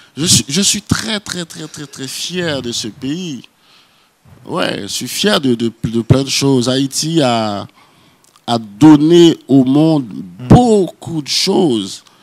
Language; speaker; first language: French; non-native, local second language; Haitian Creole